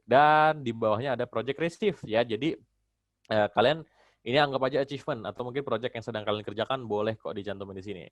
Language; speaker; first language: Indonesian; native; Indonesian